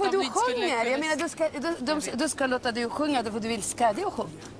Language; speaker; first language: Swedish; non-native, fluent; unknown